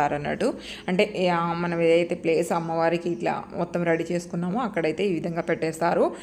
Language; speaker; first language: Telugu; non-native, local second language; Lambadi